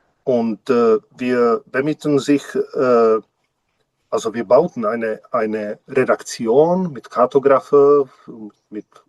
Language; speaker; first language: German; non-native, learner; Czech